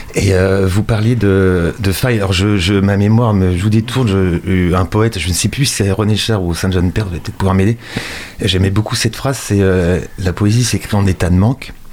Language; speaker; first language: French; native; French